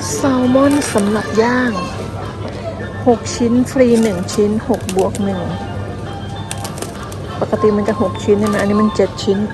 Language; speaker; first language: Thai; native; Thai